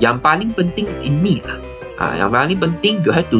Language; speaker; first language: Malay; non-native, local second language; Chinese